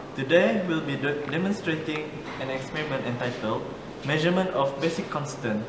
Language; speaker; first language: English; non-native, local second language; Malay